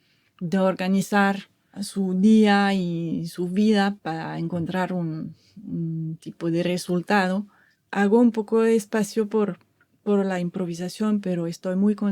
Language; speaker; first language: Spanish; non-native, fluent; French